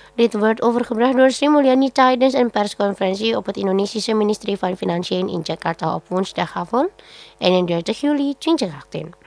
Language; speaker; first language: Dutch; non-native, fluent; Indonesian